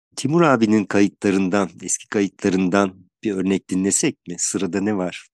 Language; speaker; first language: Turkish; native; Turkish